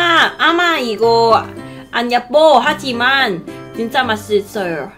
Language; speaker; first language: Korean; non-native, learner; Cantonese